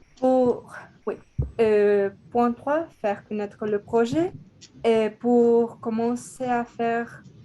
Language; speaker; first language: French; non-native, learner; Spanish